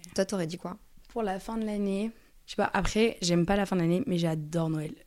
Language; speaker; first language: French; native; French